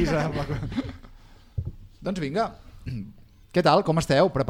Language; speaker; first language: Catalan; native; Catalan